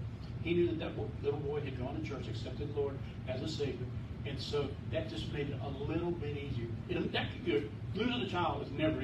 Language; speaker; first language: English; native; English